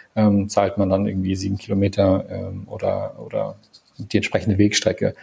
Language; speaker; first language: German; non-native, fluent; English